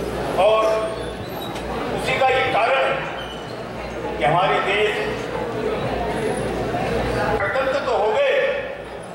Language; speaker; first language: Hindi; native; Hindi